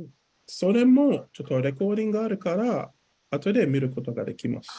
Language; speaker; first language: Japanese; non-native, learner; English